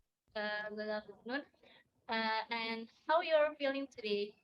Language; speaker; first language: English; non-native, learner; Indonesian